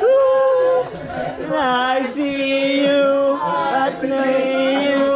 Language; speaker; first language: English; non-native, local second language; Filipino